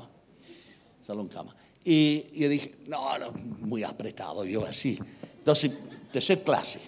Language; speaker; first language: Spanish; non-native, fluent; English